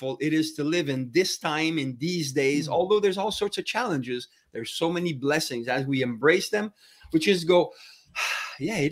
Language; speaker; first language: English; non-native, fluent; French